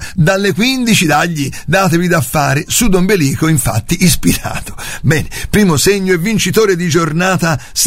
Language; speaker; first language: Italian; native; Italian